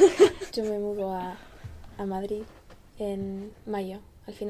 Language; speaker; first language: Spanish; non-native, learner; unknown